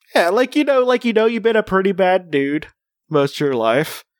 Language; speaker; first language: English; early bilingual, other home language; Spanish